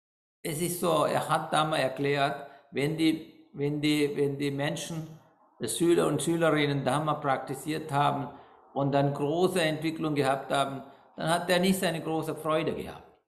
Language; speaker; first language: German; non-native, learner; Sinhala